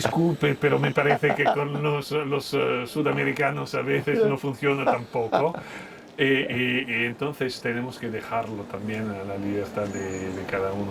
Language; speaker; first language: Spanish; non-native, fluent; French